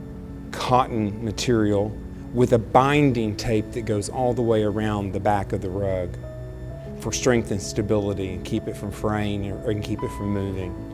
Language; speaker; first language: English; native; English